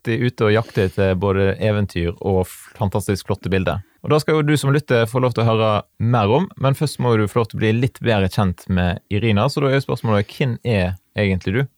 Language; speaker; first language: Norwegian; native; Norwegian